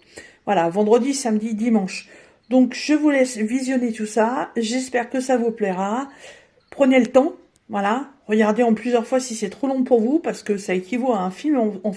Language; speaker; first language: French; native; French